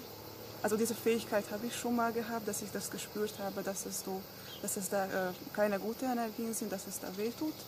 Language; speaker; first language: German; non-native, fluent; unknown